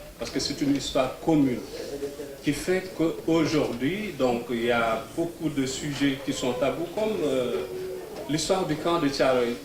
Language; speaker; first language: French; non-native, local second language; Wolof